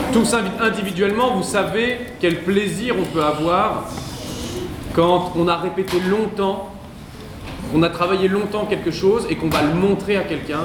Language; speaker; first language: French; native; French